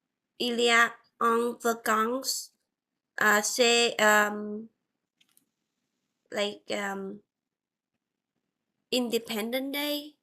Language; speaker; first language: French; non-native, learner; Vietnamese